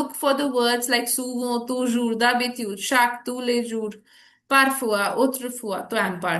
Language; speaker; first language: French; non-native, fluent; Hindi